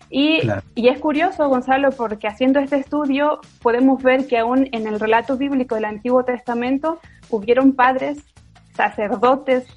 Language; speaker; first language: Spanish; native; Spanish